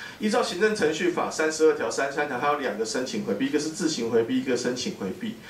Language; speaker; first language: Chinese; native; Chinese